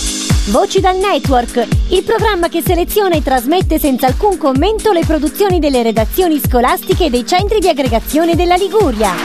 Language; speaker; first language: Italian; native; Italian